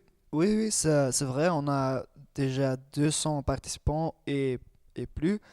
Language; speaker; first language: French; non-native, learner; Dutch